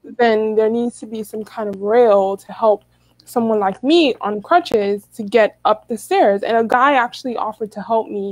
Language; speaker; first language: English; native; English